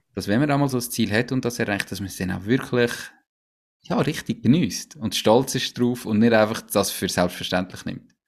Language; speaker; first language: German; native; German